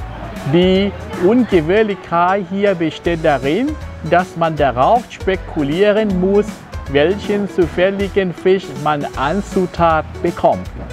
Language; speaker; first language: German; non-native, fluent; Thai